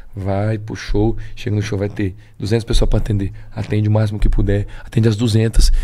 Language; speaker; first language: Portuguese; native; Portuguese